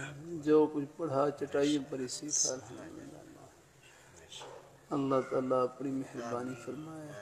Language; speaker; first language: Urdu; native; Urdu